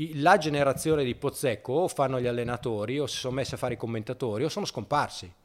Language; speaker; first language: Italian; native; Italian